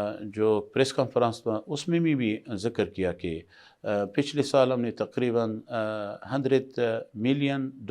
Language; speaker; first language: Hindi; non-native, fluent; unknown